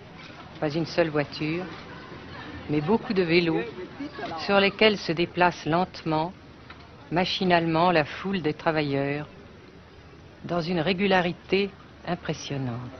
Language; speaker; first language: French; native; French